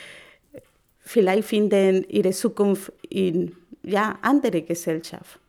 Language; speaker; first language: German; non-native, learner; Spanish